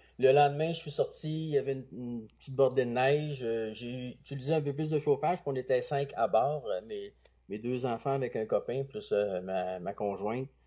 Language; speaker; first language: French; native; French